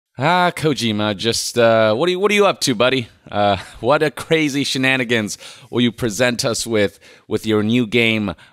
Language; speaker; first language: English; native; English